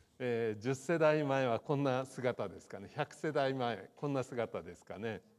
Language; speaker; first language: Japanese; native; Japanese